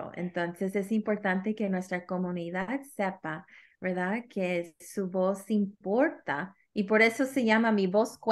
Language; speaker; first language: Spanish; early bilingual, heritage; Spanish